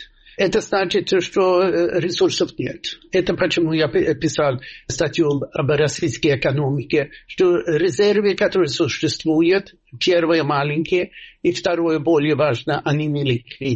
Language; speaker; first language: Russian; non-native, fluent; Swedish